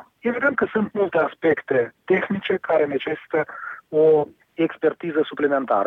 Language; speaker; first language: Romanian; native; Romanian